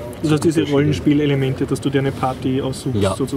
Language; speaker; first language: German; native; German